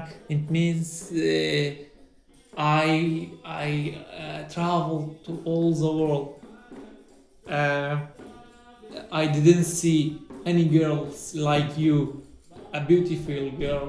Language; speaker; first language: English; non-native, learner; Arabic